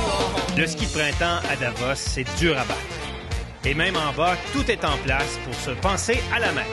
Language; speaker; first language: French; native; French